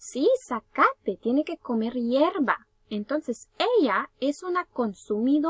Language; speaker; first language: Spanish; early bilingual, heritage; Spanish